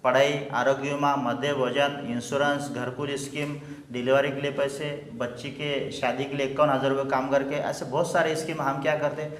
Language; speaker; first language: Hindi; non-native, local second language; Marathi